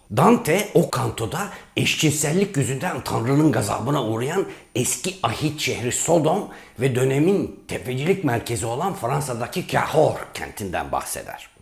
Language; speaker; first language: Turkish; native; Turkish